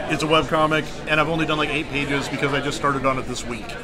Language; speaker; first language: English; native; English